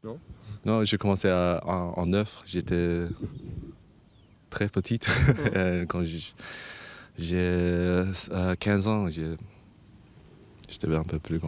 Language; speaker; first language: French; non-native, fluent; English